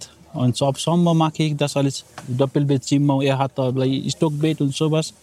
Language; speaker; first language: German; non-native, learner; Nepali